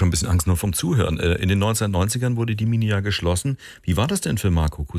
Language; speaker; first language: German; native; German